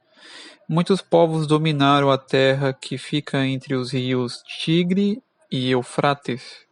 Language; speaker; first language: Portuguese; native; Portuguese